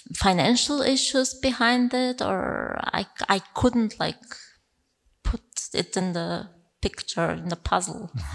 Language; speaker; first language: English; non-native, fluent; Bulgarian